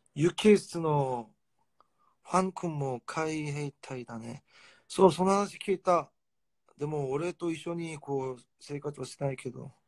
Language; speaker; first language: Japanese; non-native, fluent; Korean